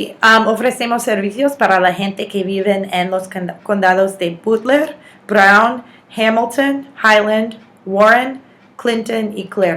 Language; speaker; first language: Spanish; non-native, fluent; English